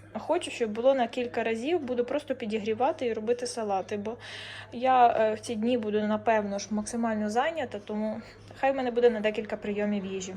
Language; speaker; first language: Ukrainian; native; Ukrainian